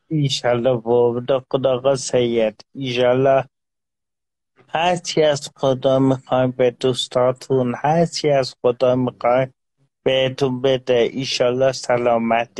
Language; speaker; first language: Persian; non-native, local second language; Azerbaijani